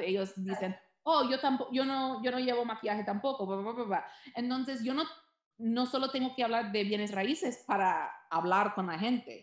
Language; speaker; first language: Spanish; early bilingual, heritage; Spanish